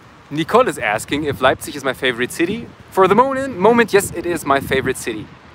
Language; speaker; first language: English; non-native, fluent; German